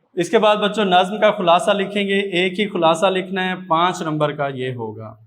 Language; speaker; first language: Urdu; non-native, local second language; Saraiki